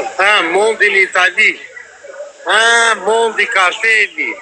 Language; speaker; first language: Italian; non-native, learner; Albanian